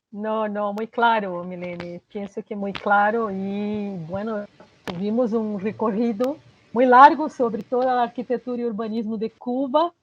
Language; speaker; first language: Spanish; non-native, fluent; Portuguese